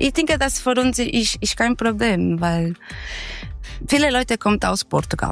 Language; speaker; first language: German; non-native, learner; Portuguese